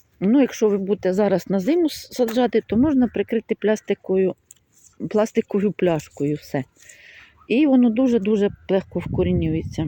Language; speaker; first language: Ukrainian; native; Ukrainian